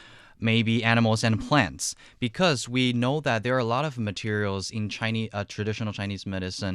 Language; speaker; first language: English; non-native, fluent; Chinese